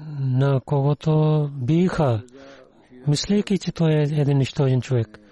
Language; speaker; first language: Bulgarian; non-native, learner; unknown